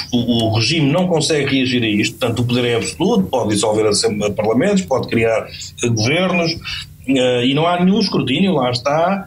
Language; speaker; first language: Portuguese; native; Portuguese